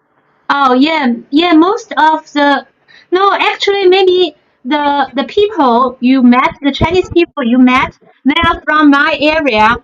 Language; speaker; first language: English; non-native, fluent; Chinese